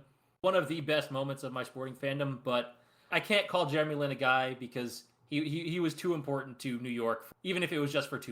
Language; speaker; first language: English; native; English